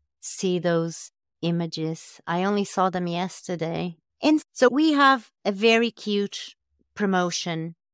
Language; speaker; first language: English; non-native, fluent; Portuguese